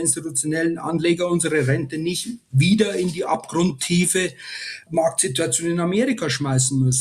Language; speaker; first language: German; native; German